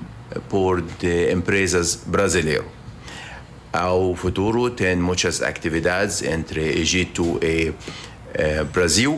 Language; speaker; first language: Portuguese; non-native, learner; Arabic